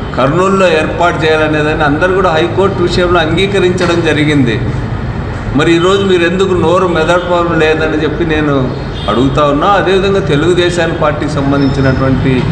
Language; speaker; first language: Telugu; native; Telugu